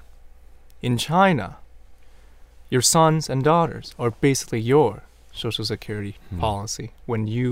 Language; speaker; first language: English; non-native, local second language; Cantonese